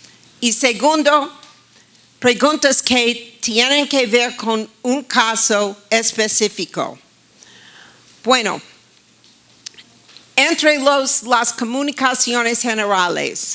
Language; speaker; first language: Spanish; non-native, fluent; English